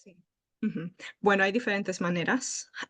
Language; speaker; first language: Spanish; native; Spanish